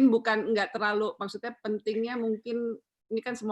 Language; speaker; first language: Indonesian; native; Indonesian